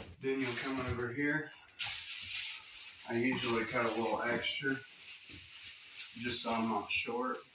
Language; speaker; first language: English; native; English